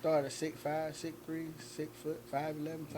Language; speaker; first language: English; native; English